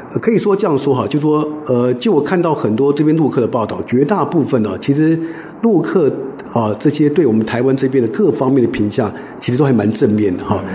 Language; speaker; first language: Chinese; native; Chinese